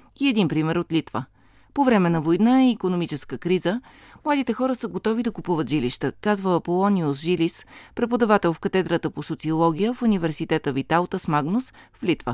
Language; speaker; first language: Bulgarian; native; Bulgarian